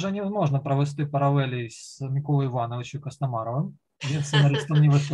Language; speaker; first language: Ukrainian; native; Ukrainian